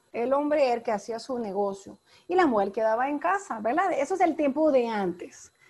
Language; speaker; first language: Spanish; non-native, fluent; French